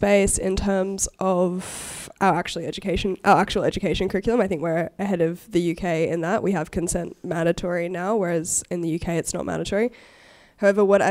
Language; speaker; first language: English; native; English